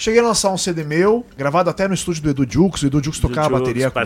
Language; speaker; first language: Portuguese; native; Portuguese